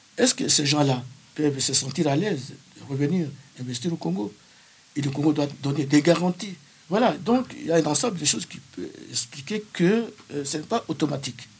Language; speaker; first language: French; non-native, local second language; Kongo